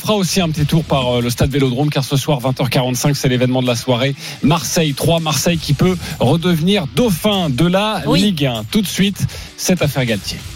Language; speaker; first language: French; native; French